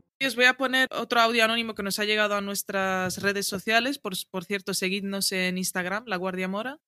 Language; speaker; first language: Spanish; early bilingual, other home language; Arabic